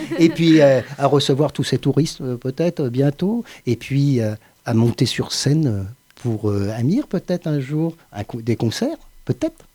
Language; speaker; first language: French; native; French